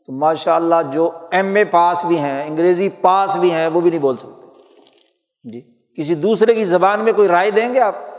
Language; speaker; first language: Urdu; native; Urdu